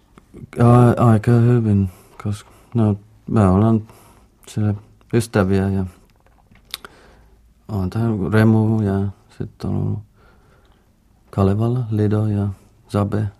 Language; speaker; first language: Finnish; non-native, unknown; English